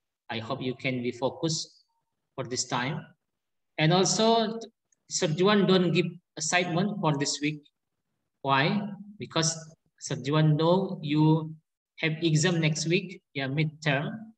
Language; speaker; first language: English; non-native, learner; Indonesian